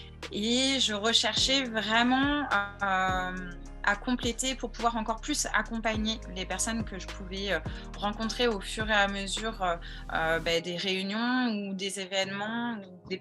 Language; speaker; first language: French; native; French